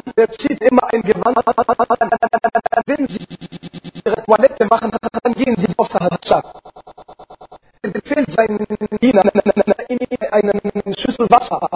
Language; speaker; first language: German; non-native, learner; Arabic